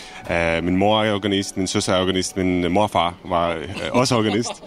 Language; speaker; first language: Danish; non-native, fluent; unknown